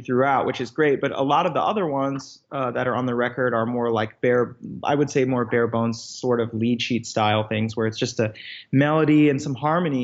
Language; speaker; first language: English; native; English